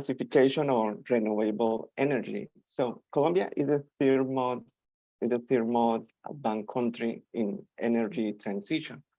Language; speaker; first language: English; non-native, learner; Spanish